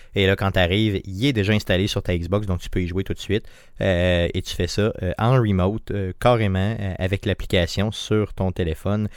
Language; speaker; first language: French; native; French